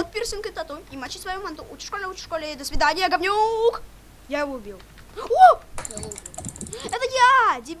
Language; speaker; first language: Russian; native; Russian